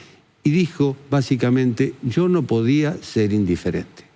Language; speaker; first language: Spanish; native; Spanish